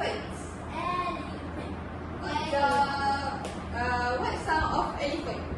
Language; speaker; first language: English; non-native, learner; Malay